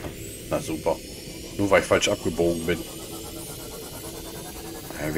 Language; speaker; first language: German; native; German